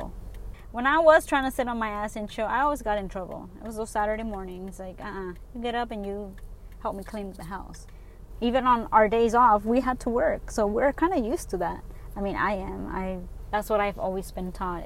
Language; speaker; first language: English; early bilingual, other home language; Spanish